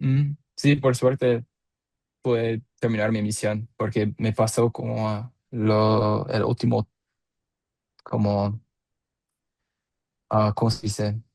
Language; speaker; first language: Spanish; non-native, learner; English